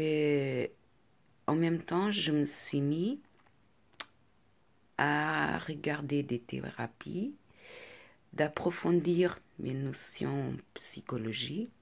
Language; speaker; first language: French; non-native, fluent; Portuguese